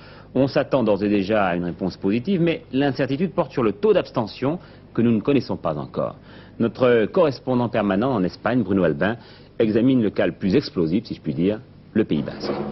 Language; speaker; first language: French; native; French